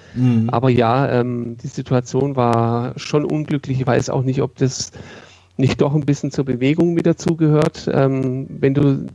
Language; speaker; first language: German; native; German